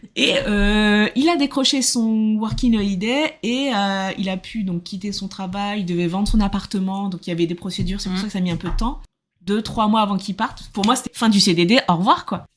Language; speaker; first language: French; native; French